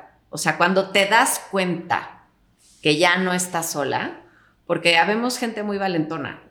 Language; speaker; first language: Spanish; native; Spanish